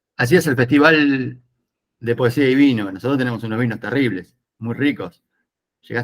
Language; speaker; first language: Spanish; native; Spanish